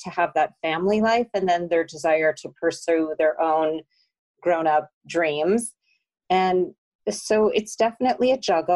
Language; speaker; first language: English; native; English